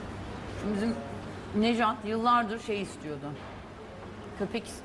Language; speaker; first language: Turkish; native; Turkish